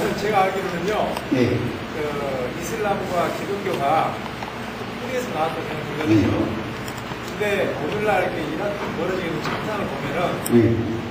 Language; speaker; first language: Korean; native; Korean